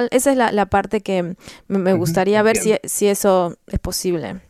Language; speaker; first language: Spanish; native; Spanish